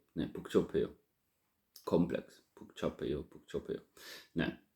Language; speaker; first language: Korean; non-native, learner; French